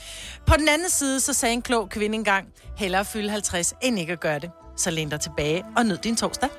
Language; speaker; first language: Danish; native; Danish